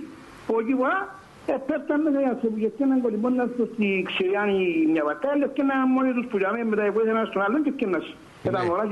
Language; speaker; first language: Greek; native; Greek